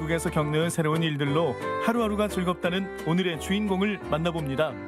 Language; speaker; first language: Korean; native; Korean